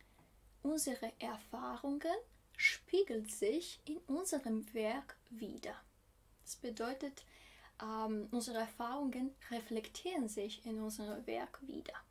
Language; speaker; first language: German; non-native, fluent; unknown